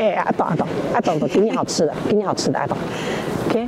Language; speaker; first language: French; non-native, learner; Chinese